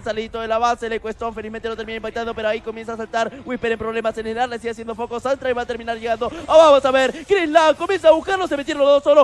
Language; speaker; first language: Spanish; native; Spanish